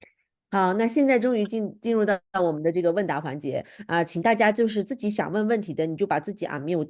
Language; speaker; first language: Chinese; native; Chinese